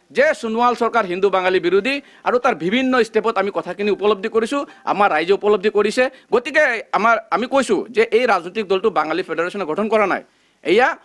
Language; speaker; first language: Assamese; non-native, local second language; Bangla